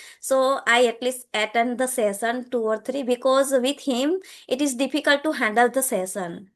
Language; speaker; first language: English; non-native, learner; Gujarati